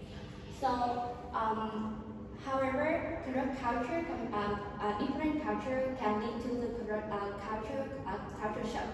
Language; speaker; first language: English; non-native, learner; Vietnamese